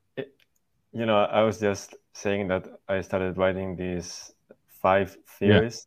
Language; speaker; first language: English; non-native, fluent; Spanish